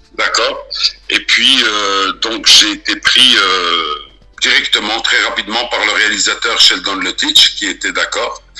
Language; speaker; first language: French; early bilingual, other home language; Arabic